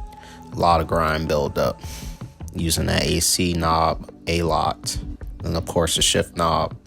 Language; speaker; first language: English; native; English